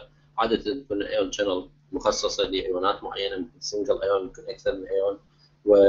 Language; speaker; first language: Arabic; native; Arabic